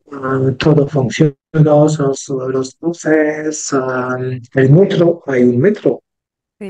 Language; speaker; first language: Spanish; non-native, learner; French